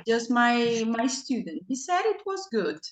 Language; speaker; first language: English; non-native, fluent; Portuguese